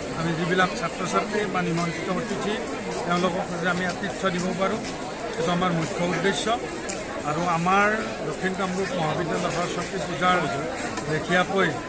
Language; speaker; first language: Assamese; native; Assamese